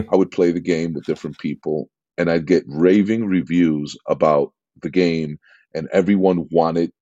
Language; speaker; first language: English; native; English